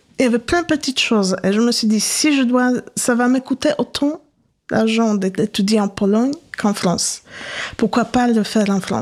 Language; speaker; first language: French; non-native, fluent; Polish